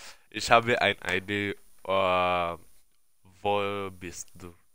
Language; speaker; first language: German; non-native, learner; Swahili